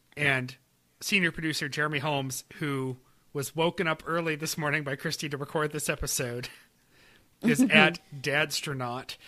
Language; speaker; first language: English; native; English